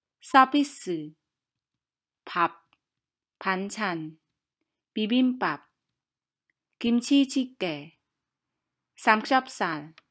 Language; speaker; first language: Korean; non-native, fluent; Khmer